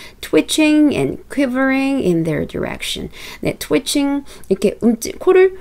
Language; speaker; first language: English; non-native, fluent; Korean